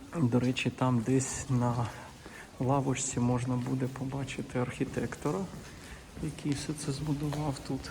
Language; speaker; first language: Ukrainian; native; Ukrainian